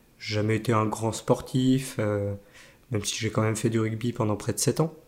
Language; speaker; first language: French; native; French